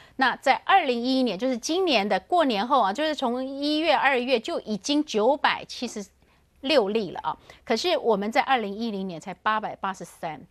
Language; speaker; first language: Chinese; native; Chinese